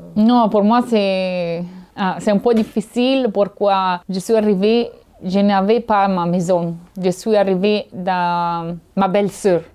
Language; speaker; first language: French; non-native, learner; Italian